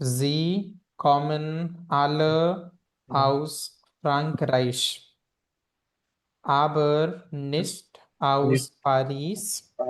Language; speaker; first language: German; non-native, fluent; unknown